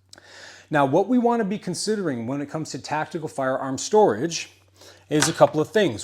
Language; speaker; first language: English; native; English